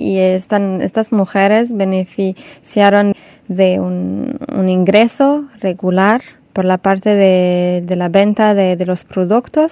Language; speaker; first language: Spanish; non-native, fluent; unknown